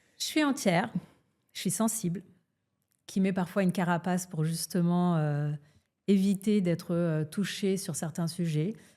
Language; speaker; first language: French; early bilingual, other home language; Portuguese